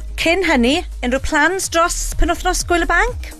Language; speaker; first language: Welsh; native; Welsh